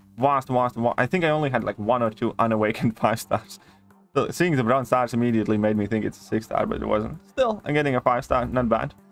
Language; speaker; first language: English; non-native, fluent; Latvian